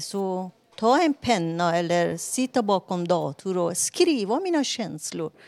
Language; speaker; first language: Swedish; non-native, fluent; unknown